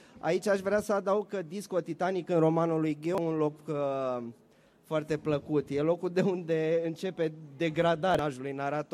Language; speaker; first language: Romanian; native; Romanian